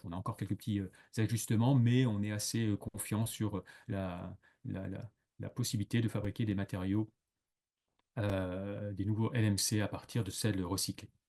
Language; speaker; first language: French; native; French